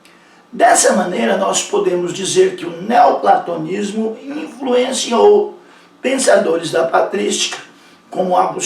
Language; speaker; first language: Portuguese; native; Portuguese